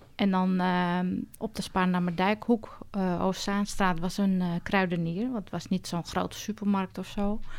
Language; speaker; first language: Dutch; early bilingual, other home language; Turkish